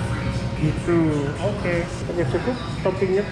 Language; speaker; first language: Indonesian; native; Indonesian